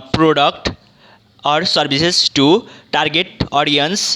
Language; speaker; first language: English; non-native, local second language; Nepali